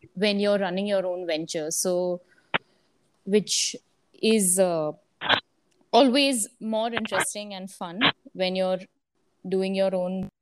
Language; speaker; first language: English; non-native, local second language; Gujarati